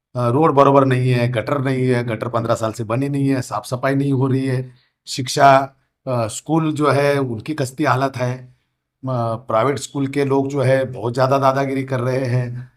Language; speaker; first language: Hindi; non-native, local second language; Marathi